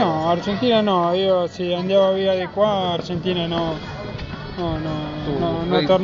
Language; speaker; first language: Italian; non-native, fluent; Spanish